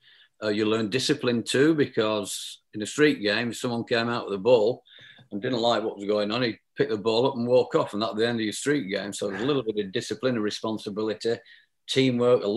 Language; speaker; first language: English; native; English